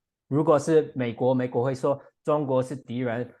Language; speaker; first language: Chinese; non-native, fluent; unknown